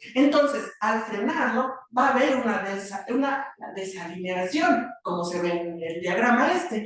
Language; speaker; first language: Spanish; native; Spanish